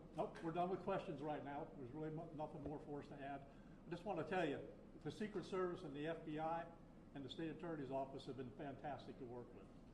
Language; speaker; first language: English; native; English